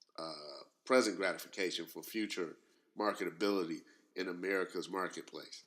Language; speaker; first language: English; native; English